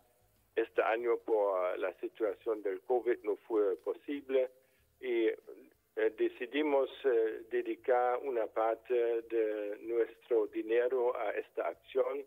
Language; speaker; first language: Spanish; non-native, fluent; German